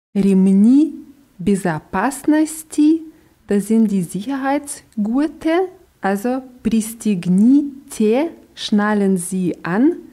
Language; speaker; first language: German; non-native, fluent; Russian